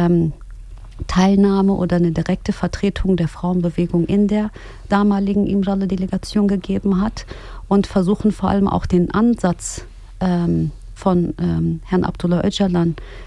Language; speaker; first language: German; early bilingual, other home language; Kurdish